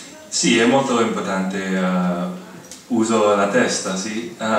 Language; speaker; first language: Italian; non-native, learner; English